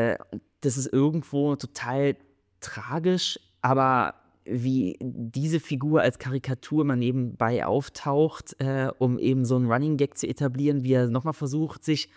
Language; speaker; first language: German; native; German